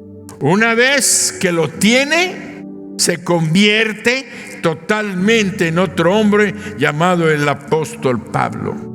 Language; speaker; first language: Spanish; native; Spanish